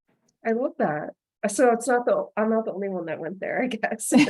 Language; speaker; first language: English; native; English